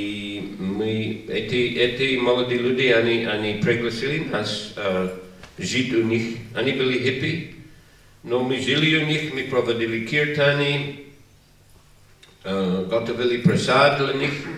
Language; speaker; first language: Russian; non-native, learner; English